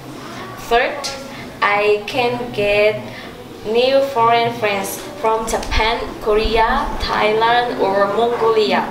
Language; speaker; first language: English; non-native, learner; Vietnamese